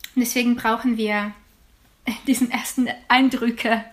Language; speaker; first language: German; non-native, fluent; Ukrainian